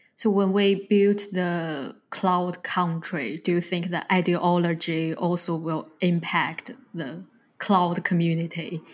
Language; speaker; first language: English; non-native, fluent; Chinese